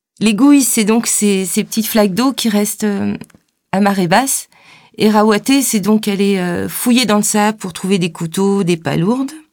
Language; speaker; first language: French; native; French